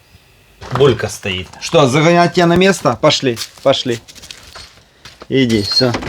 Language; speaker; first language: Russian; native; Russian